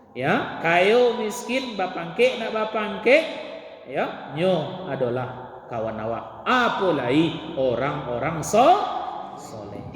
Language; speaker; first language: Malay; non-native, local second language; Minangkabau